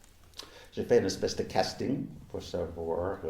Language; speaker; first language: French; non-native, fluent; English